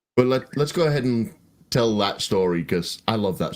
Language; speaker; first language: English; native; English